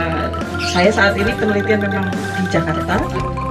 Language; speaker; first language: Indonesian; native; Indonesian